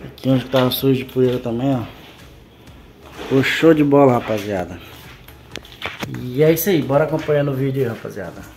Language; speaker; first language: Portuguese; native; Portuguese